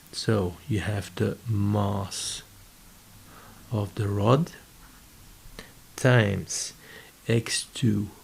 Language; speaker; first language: English; non-native, fluent; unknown